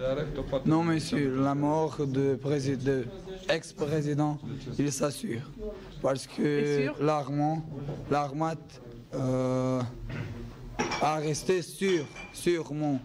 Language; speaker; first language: French; non-native, learner; Romanian